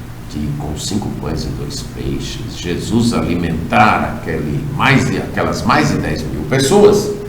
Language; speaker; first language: Portuguese; native; Portuguese